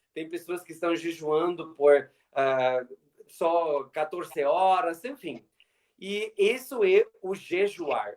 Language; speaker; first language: Portuguese; non-native, fluent; Spanish